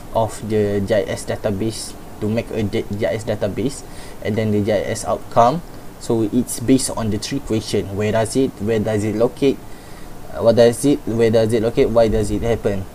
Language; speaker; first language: English; non-native, local second language; Malay